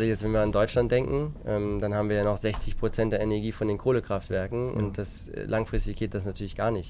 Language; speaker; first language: German; native; German